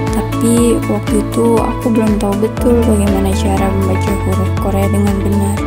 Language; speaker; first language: Indonesian; native; Indonesian